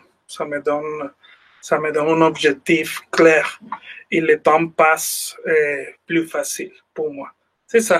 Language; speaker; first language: French; non-native, fluent; Spanish